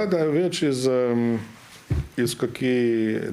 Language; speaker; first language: Russian; non-native, fluent; German